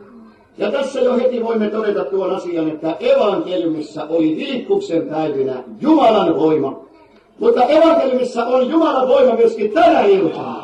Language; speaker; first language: Finnish; native; Finnish